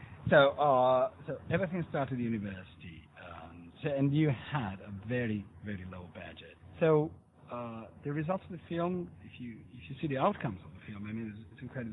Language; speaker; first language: English; non-native, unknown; Italian